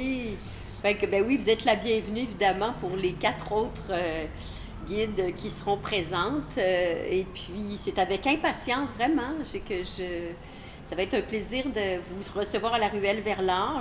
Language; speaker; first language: French; native; French